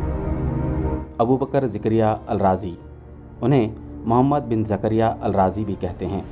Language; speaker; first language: Urdu; native; Urdu